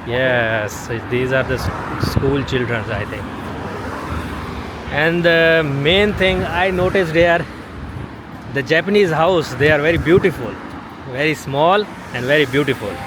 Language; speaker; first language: English; non-native, local second language; Urdu